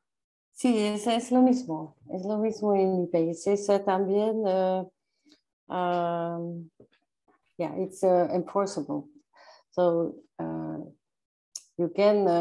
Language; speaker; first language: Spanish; non-native, learner; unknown